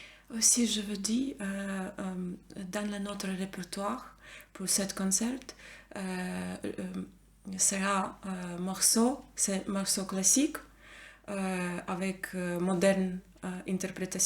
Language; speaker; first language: French; non-native, learner; Ukrainian